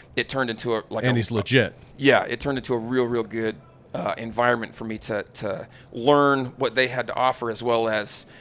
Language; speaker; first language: English; native; English